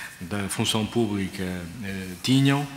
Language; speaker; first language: Portuguese; native; Portuguese